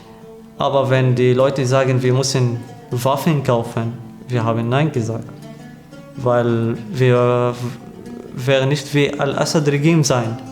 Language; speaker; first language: German; non-native, learner; Arabic